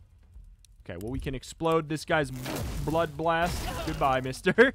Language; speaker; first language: English; native; English